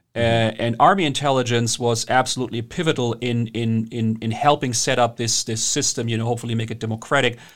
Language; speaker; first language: English; non-native, fluent; German